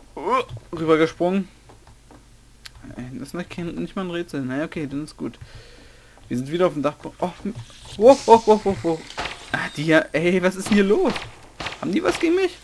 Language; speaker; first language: German; native; German